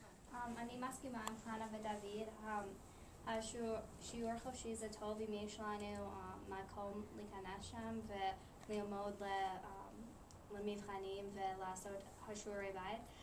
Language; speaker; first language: Hebrew; non-native, learner; English